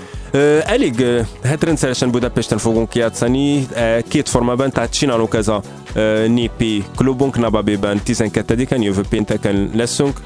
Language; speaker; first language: Hungarian; non-native, fluent; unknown